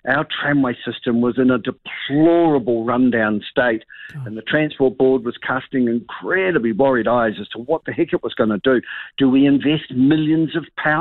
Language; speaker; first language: English; native; English